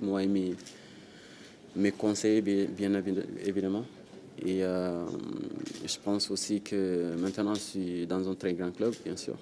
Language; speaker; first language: French; non-native, local second language; Wolof